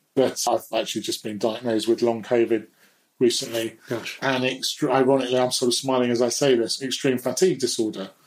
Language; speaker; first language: English; native; English